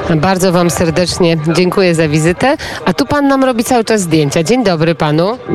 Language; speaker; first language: Polish; native; Polish